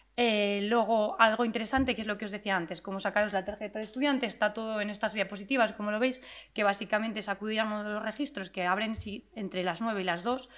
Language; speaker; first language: Spanish; native; Spanish